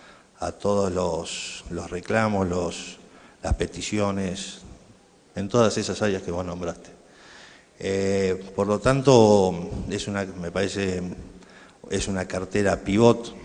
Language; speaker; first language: Spanish; native; Spanish